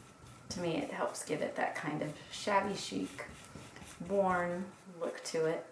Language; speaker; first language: English; native; English